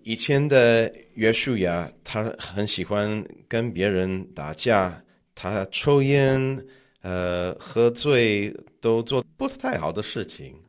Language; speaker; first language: Chinese; non-native, learner; English